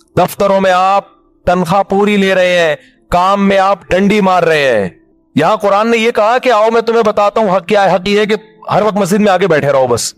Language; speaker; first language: Urdu; native; Urdu